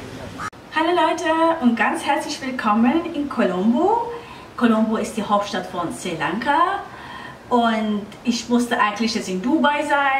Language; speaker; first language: German; non-native, fluent; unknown